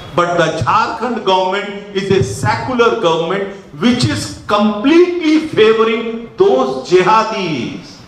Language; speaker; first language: English; non-native, local second language; Hindi